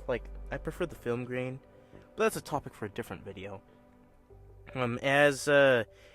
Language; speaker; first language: English; native; English